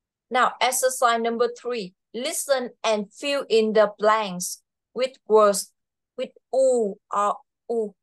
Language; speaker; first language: English; non-native, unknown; Vietnamese